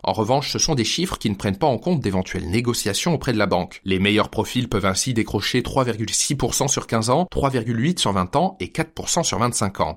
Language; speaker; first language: French; native; French